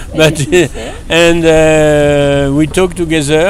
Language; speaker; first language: English; non-native, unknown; French